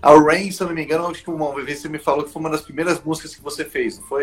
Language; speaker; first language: Portuguese; native; Portuguese